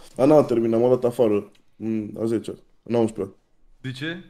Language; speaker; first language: Romanian; early bilingual, other home language; English